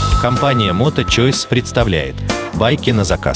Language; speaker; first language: Russian; native; Russian